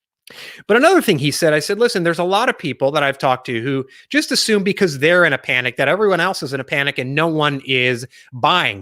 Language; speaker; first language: English; native; English